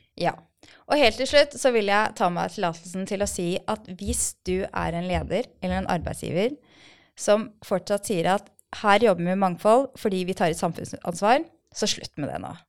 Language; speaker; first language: Norwegian; early bilingual, other home language; Persian